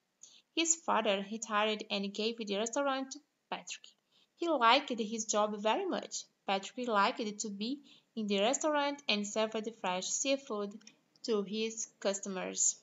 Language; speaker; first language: English; non-native, fluent; Portuguese